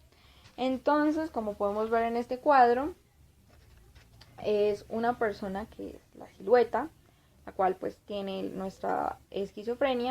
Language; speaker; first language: Spanish; native; Spanish